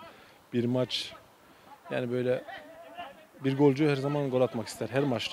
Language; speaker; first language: Turkish; early bilingual, other home language; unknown